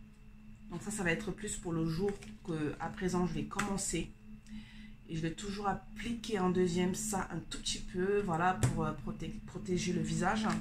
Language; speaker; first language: French; native; French